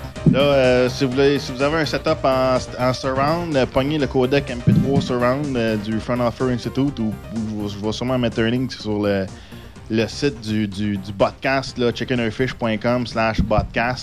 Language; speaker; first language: French; native; French